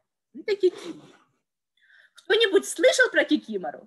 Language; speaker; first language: Russian; native; Russian